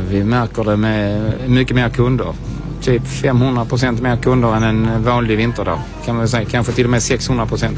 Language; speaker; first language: Swedish; native; Swedish